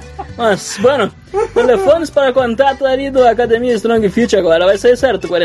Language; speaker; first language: Portuguese; native; Portuguese